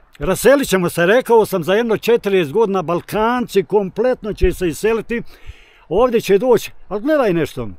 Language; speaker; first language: Croatian; native; Croatian